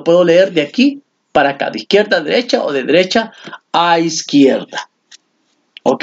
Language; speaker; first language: Spanish; native; Spanish